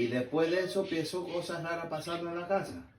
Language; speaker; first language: Spanish; early bilingual, heritage; English